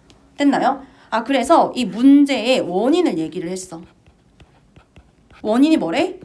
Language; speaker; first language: Korean; native; Korean